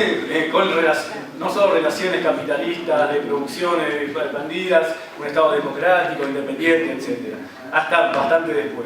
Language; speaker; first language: Spanish; native; Spanish